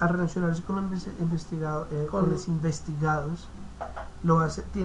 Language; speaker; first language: Spanish; native; Spanish